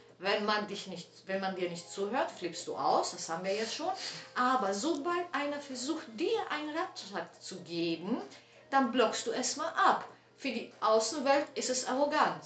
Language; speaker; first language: German; non-native, fluent; Greek